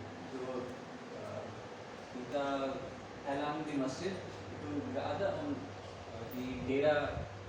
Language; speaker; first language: Indonesian; non-native, learner; Urdu